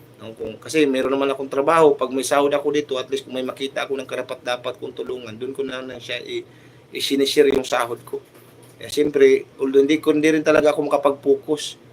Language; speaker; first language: Filipino; non-native, local second language; Cebuano